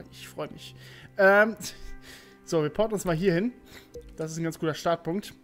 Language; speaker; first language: German; native; German